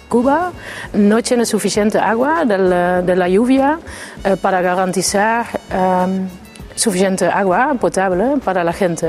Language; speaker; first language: Spanish; non-native, fluent; Dutch